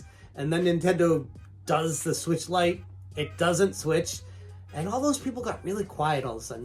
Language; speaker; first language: English; native; English